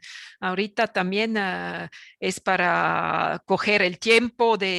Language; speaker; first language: Spanish; non-native, fluent; French